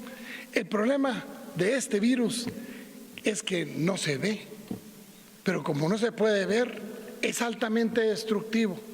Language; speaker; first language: Spanish; native; Spanish